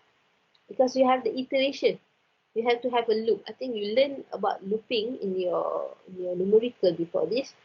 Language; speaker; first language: English; non-native, local second language; Malay